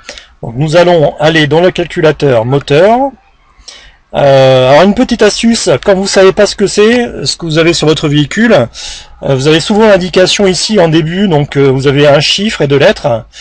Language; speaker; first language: French; native; French